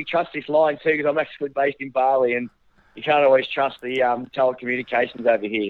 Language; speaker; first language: English; native; English